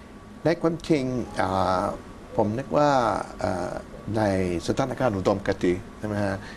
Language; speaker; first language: Thai; non-native, fluent; English